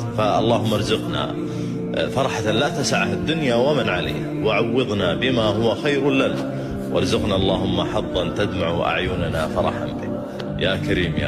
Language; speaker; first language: Arabic; native; Arabic